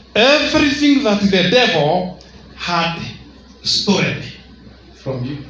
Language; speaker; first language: English; non-native, local second language; Swahili